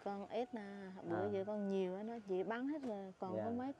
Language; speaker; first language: Vietnamese; non-native, local second language; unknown